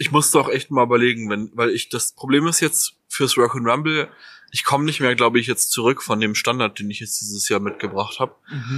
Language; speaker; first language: German; native; German